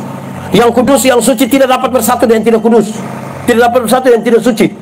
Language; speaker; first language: Malay; native; Malay